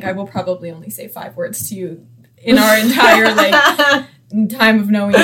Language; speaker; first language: English; native; English